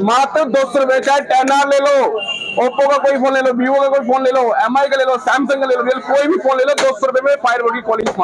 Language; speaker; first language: Hindi; native; Hindi